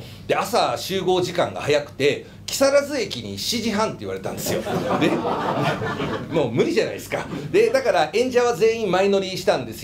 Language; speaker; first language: Japanese; native; Japanese